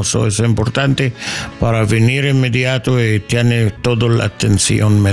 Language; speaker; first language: Spanish; non-native, learner; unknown